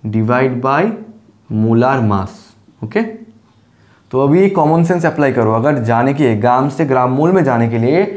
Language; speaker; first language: Hindi; non-native, local second language; Bangla